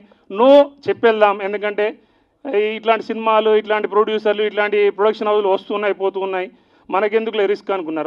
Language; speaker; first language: Telugu; native; Telugu